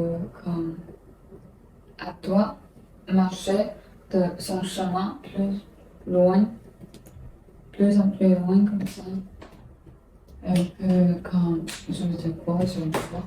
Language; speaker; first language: French; non-native, learner; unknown